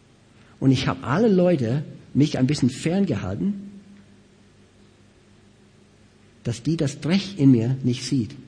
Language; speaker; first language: German; non-native, fluent; English